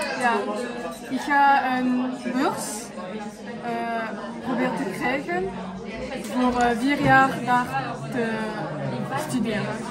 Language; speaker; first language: Dutch; non-native, learner; French